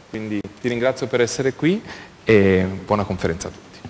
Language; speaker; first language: Italian; native; Italian